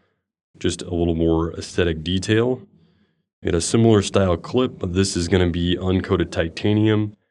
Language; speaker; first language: English; native; English